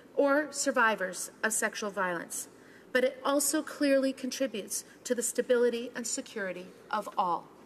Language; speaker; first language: English; native; English